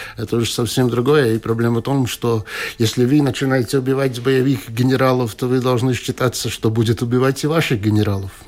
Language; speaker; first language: Russian; non-native, local second language; Latvian